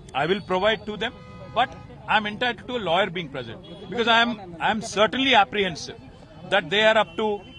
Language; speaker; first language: English; non-native, local second language; Telugu